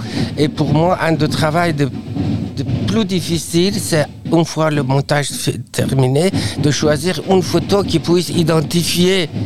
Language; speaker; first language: French; non-native, fluent; Persian